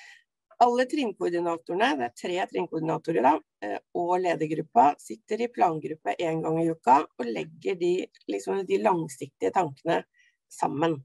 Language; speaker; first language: Norwegian; native; Norwegian